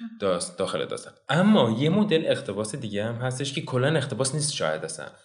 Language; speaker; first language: Persian; non-native, local second language; Azerbaijani